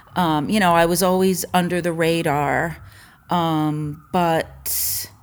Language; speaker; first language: English; native; English